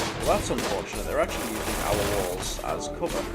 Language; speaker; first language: English; native; English